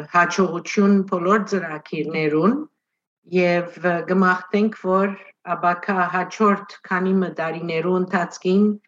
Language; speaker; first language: Armenian; early bilingual, heritage; Armenian